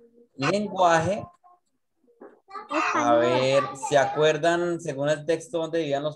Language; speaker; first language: Spanish; native; Spanish